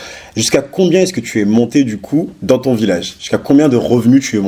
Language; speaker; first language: French; native; French